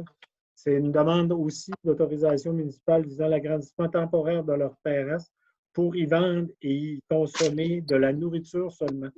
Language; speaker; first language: French; native; French